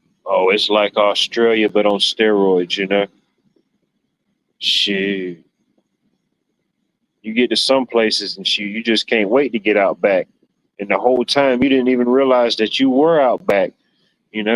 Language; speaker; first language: English; native; English